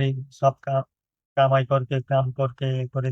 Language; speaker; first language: Hindi; non-native, learner; Bangla